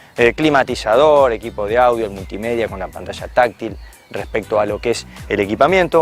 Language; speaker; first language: Spanish; native; Spanish